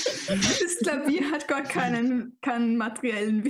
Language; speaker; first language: German; native; German